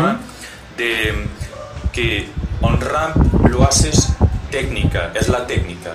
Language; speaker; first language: Spanish; non-native, learner; Portuguese